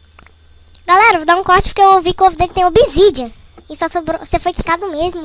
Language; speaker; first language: Portuguese; native; Portuguese